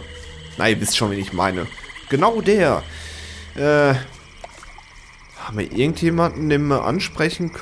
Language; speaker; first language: German; native; German